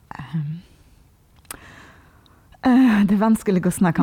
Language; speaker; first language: Norwegian; non-native, learner; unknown